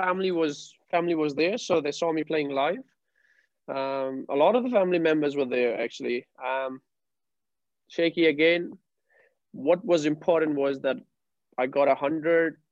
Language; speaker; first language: English; non-native, local second language; Punjabi